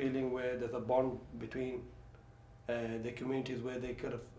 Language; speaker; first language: English; native; English